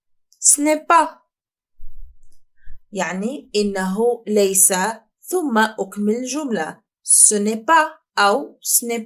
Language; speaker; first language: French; non-native, fluent; Arabic